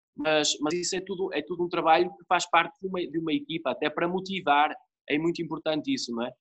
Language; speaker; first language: Portuguese; native; Portuguese